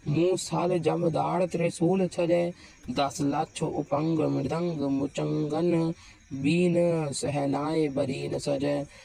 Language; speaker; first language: Hindi; non-native, local second language; Punjabi